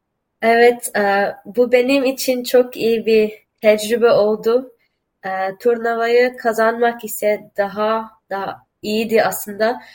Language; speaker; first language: Turkish; early bilingual, heritage; Turkish